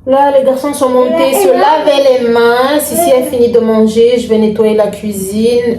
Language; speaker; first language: French; native; French